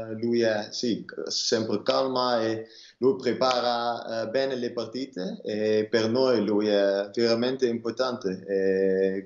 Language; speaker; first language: Italian; non-native, learner; Dutch